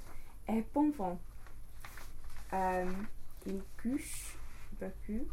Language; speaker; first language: French; non-native, learner; English